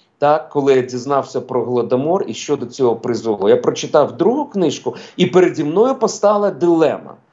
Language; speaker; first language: Ukrainian; non-native, local second language; Russian